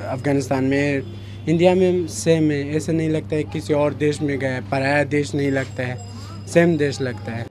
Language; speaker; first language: Hindi; non-native, fluent; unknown